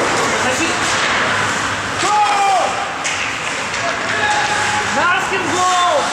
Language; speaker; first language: Russian; native; Russian